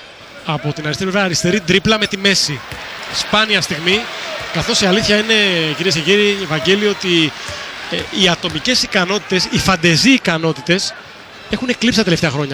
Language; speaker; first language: Greek; native; Greek